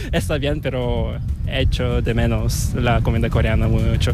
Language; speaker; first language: Spanish; non-native, fluent; Korean